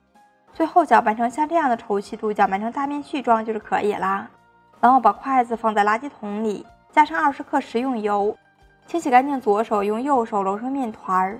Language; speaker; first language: Chinese; native; Chinese